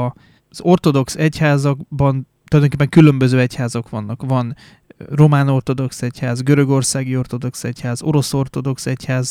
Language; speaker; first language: Hungarian; native; Hungarian